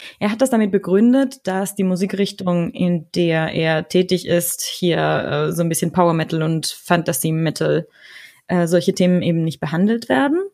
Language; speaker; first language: German; early bilingual, other home language; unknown